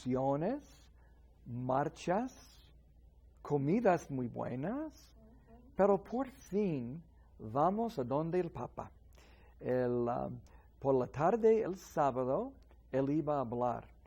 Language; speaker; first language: Spanish; non-native, fluent; English